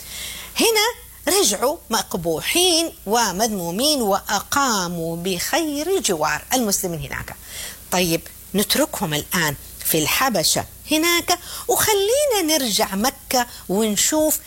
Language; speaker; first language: Arabic; native; Arabic